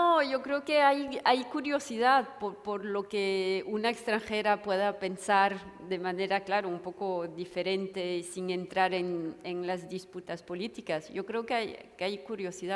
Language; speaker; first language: Spanish; non-native, fluent; French